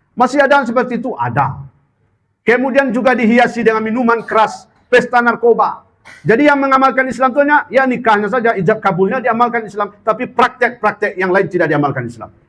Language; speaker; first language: Malay; non-native, local second language; Minangkabau